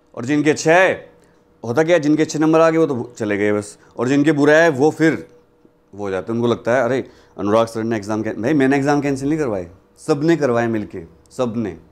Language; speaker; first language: Hindi; native; Hindi